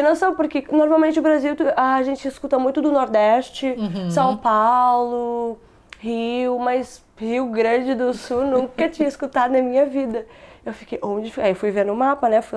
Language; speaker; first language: Portuguese; non-native, local second language; Kabuverdianu